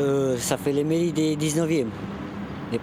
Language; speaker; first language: French; non-native, learner; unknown